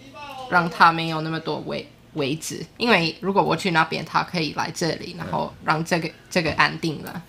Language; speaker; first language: Chinese; non-native, learner; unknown